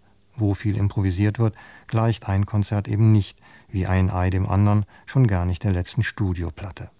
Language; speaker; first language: German; native; German